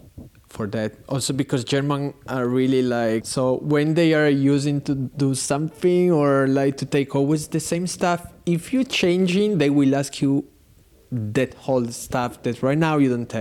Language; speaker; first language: English; non-native, learner; Italian